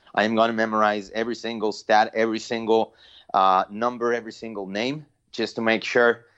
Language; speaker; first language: English; non-native, fluent; Spanish